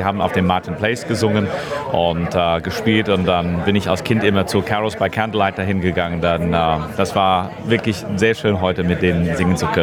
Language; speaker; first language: German; non-native, fluent; English